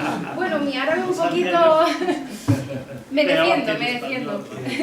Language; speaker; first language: Spanish; early bilingual, other home language; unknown